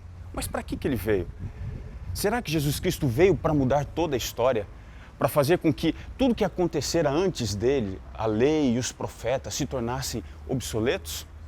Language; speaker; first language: Portuguese; native; Portuguese